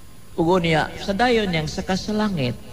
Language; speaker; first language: Cebuano; native; Cebuano